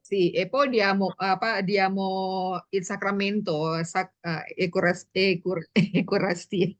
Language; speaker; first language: Italian; non-native, learner; Indonesian